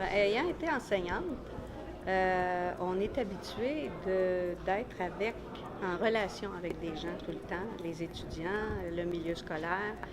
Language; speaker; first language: French; native; French